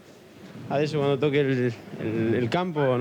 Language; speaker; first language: Italian; non-native, learner; Spanish